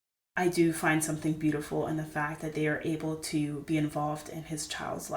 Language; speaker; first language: English; native; English